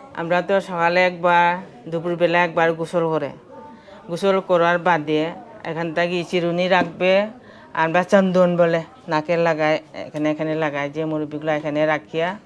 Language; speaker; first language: Bangla; non-native, local second language; Manipuri